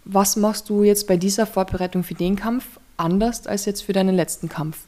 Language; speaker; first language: German; native; German